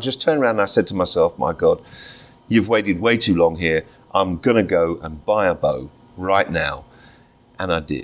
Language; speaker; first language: English; native; English